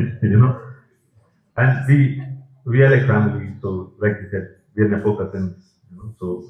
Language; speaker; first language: English; non-native, local second language; Malayalam